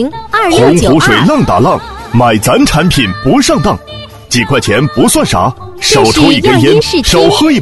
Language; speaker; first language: Chinese; native; Chinese